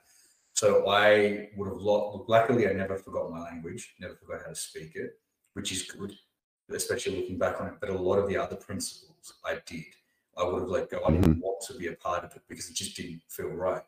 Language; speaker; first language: English; early bilingual, other home language; Punjabi